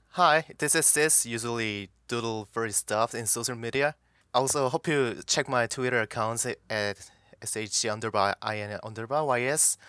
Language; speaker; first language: English; non-native, learner; Korean